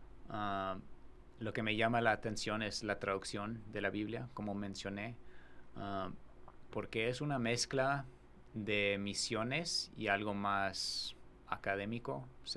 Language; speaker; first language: Spanish; non-native, fluent; English